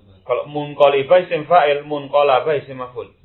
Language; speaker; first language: Arabic; non-native, fluent; Indonesian